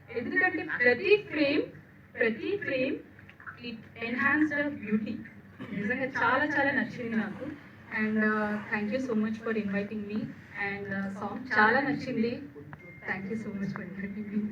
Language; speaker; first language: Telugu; non-native, learner; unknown